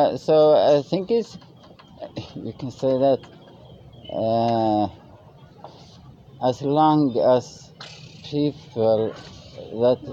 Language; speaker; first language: English; non-native, learner; Norwegian